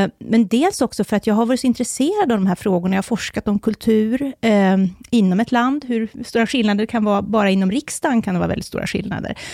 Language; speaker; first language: Swedish; native; Swedish